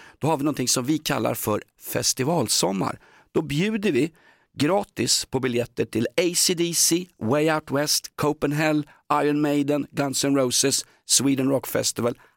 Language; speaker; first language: Swedish; native; Swedish